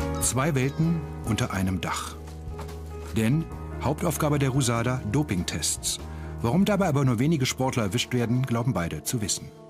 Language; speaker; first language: German; native; German